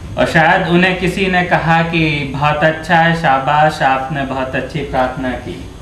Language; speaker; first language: Hindi; native; Hindi